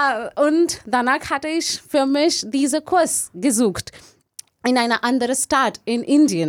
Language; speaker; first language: German; non-native, learner; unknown